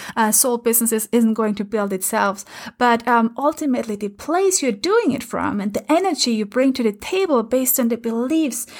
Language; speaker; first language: English; non-native, fluent; German